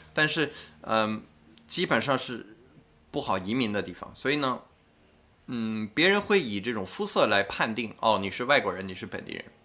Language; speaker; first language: Chinese; non-native, fluent; French